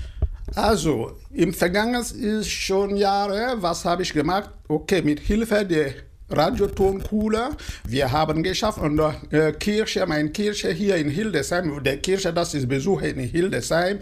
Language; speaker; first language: German; non-native, learner; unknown